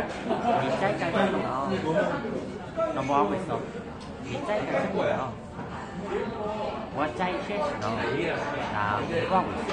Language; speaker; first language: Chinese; non-native, learner; Korean